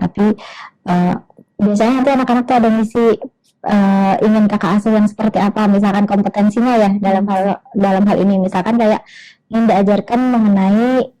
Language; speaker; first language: Indonesian; native; Indonesian